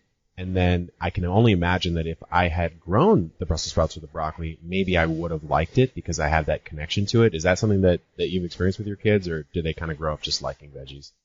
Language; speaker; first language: English; native; English